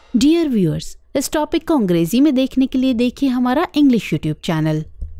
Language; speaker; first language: Hindi; native; Hindi